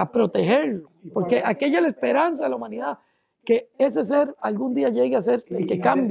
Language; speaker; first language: Spanish; native; Spanish